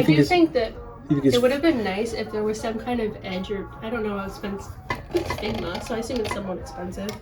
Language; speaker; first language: English; native; English